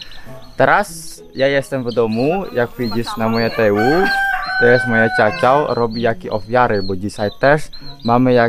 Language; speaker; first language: Polish; non-native, learner; Balinese